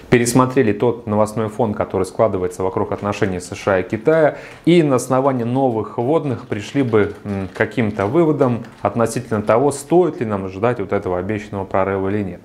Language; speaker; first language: Russian; native; Russian